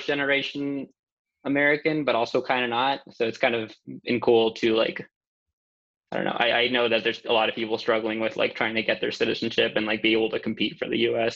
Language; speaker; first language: English; native; English